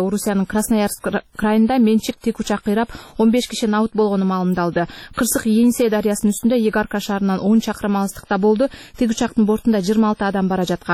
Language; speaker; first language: Kyrgyz; native; Kyrgyz